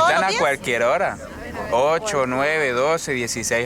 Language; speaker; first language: Spanish; native; Spanish